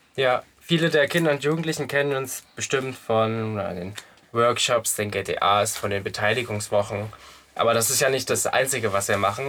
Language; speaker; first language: German; native; German